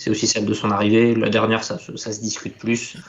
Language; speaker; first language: French; native; French